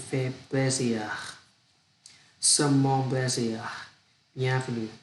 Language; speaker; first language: French; non-native, learner; Vietnamese